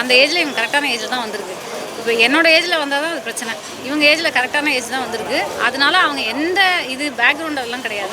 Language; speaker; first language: Tamil; native; Tamil